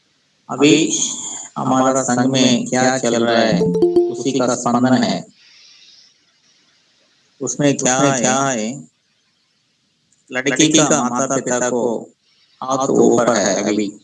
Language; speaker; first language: Hindi; non-native, local second language; Telugu